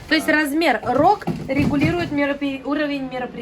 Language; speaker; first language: Russian; native; Russian